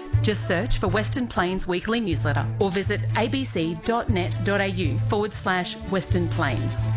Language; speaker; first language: English; native; English